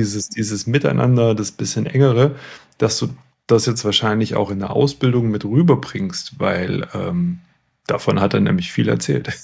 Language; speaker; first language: German; native; German